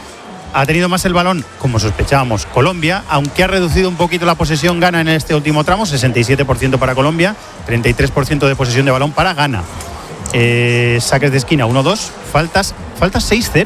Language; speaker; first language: Spanish; native; Spanish